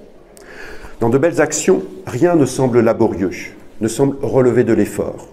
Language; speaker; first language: French; native; French